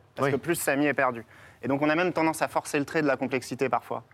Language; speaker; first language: French; native; French